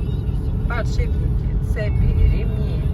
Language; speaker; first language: Russian; native; Russian